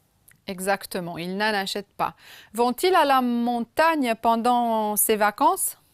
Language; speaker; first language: French; non-native, fluent; Romanian